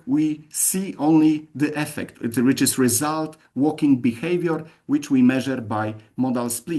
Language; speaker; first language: English; non-native, fluent; Polish